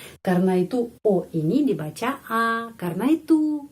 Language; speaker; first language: Indonesian; non-native, fluent; Russian